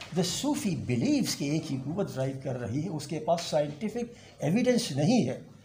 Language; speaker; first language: Urdu; non-native, local second language; Pashto